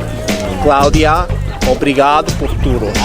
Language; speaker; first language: Portuguese; non-native, learner; English